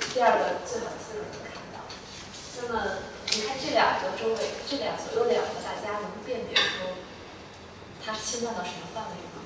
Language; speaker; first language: Chinese; native; Chinese